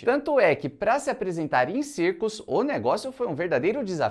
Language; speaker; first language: Portuguese; native; Portuguese